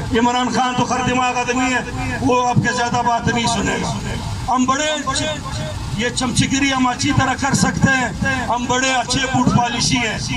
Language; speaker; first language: Urdu; non-native, local second language; Pashto